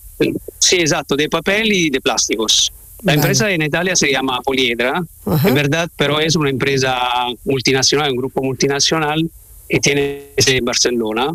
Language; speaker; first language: Spanish; non-native, learner; Italian